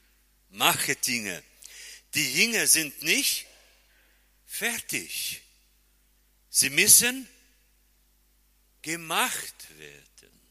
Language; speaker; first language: German; non-native, fluent; Portuguese